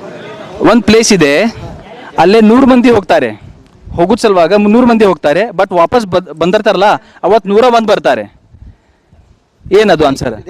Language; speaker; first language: Kannada; non-native, local second language; Urdu